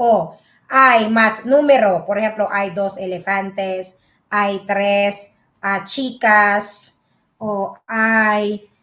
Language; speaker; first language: Spanish; non-native, learner; Filipino